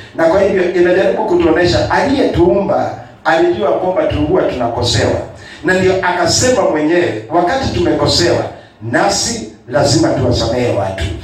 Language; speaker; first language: Swahili; non-native, local second language; Kikuyu